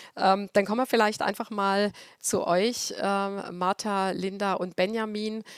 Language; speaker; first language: German; native; German